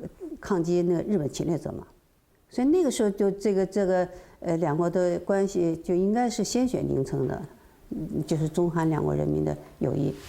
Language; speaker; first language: Chinese; native; Chinese